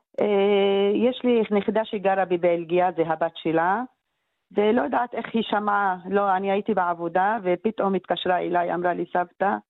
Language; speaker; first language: Hebrew; non-native, local second language; Arabic